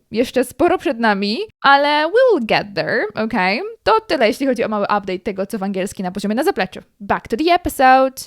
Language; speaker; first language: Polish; native; Polish